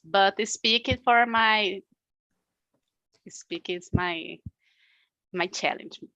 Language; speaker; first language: English; non-native, learner; Portuguese